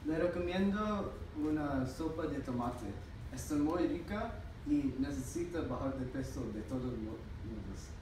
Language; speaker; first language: Spanish; non-native, learner; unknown